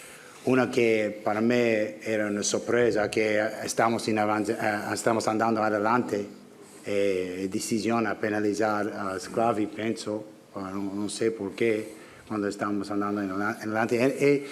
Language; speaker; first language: Spanish; non-native, learner; English